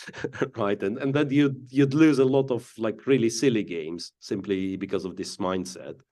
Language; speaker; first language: English; non-native, fluent; Russian